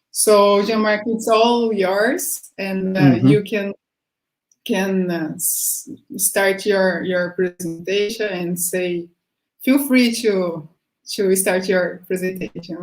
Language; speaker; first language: English; non-native, fluent; Portuguese